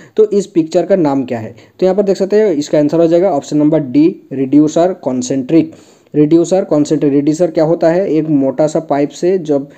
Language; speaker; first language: Hindi; non-native, local second language; Bangla